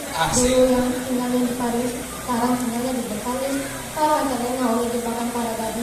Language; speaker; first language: Indonesian; native; Indonesian